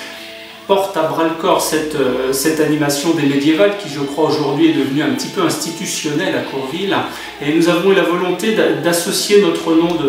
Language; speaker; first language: French; native; French